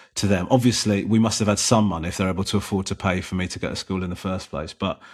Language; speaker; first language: English; native; English